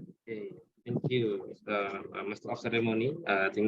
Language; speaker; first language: English; non-native, learner; Indonesian